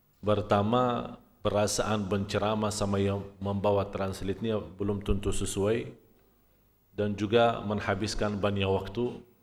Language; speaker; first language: Malay; non-native, fluent; Arabic